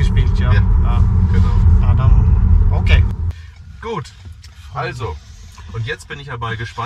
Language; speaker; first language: German; native; German